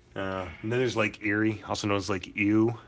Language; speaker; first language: English; native; English